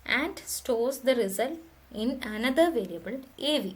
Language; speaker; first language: English; non-native, local second language; Malayalam